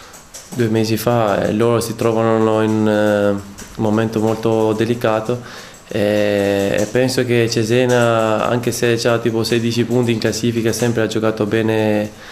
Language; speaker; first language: Italian; non-native, fluent; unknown